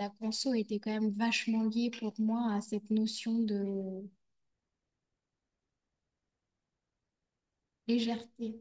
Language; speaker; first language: French; native; French